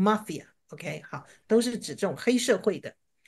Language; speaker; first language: Chinese; native; Chinese